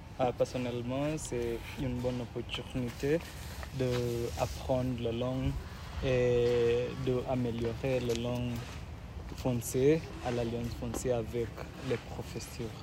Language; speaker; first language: French; non-native, learner; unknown